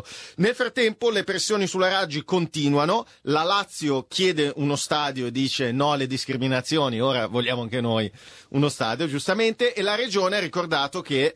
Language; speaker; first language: Italian; native; Italian